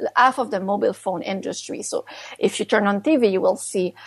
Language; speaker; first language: English; non-native, fluent; French